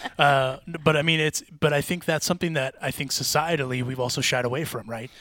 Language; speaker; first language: English; early bilingual, other home language; Spanish